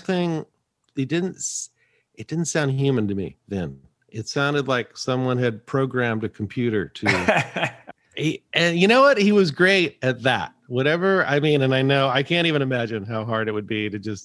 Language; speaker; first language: English; native; English